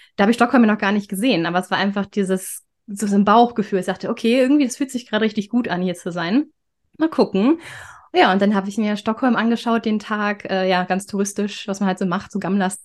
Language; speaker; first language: German; native; German